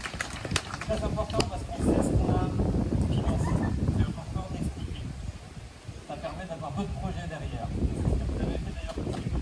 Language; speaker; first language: French; native; French